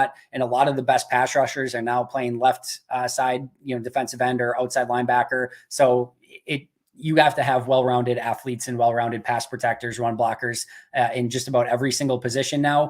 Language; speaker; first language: English; native; English